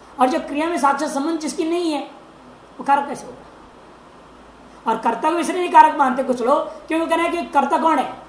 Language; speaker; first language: Hindi; non-native, local second language; Marathi